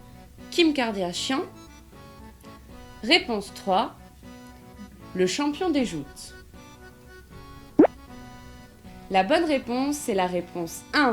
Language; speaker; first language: French; native; French